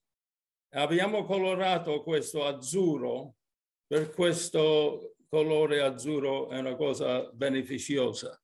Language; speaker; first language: Italian; early bilingual, heritage; English